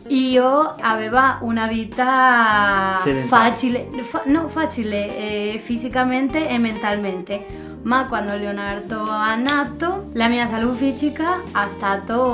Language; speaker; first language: Italian; non-native, learner; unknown